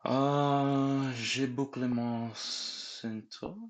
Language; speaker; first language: French; non-native, learner; English